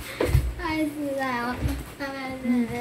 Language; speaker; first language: Japanese; early bilingual, other home language; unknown